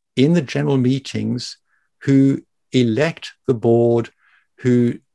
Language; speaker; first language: English; native; English